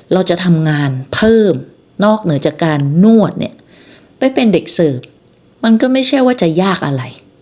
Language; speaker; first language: Thai; native; Thai